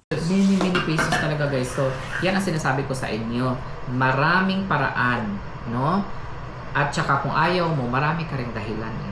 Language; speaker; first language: Filipino; non-native, local second language; Cebuano